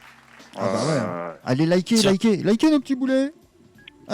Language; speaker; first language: French; native; French